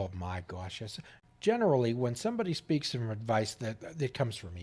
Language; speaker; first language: English; native; English